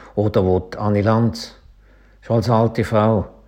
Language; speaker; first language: German; native; German